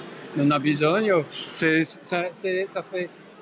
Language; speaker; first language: Italian; non-native, learner; French